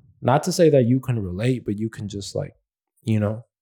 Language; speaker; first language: English; native; English